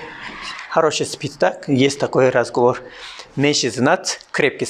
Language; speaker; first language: Russian; non-native, learner; Turkish